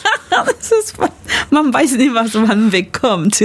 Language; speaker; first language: German; non-native, learner; Spanish